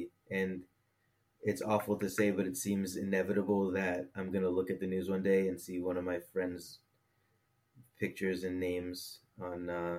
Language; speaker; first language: English; native; English